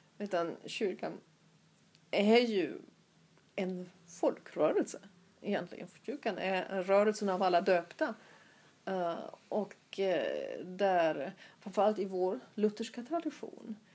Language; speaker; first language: Swedish; non-native, fluent; German